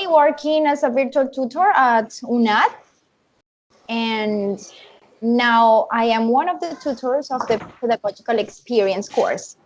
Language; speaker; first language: English; non-native, fluent; Spanish